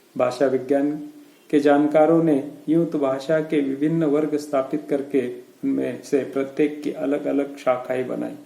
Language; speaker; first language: Hindi; non-native, local second language; Marathi